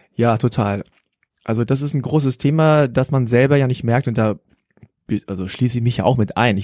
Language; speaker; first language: German; early bilingual, other home language; Korean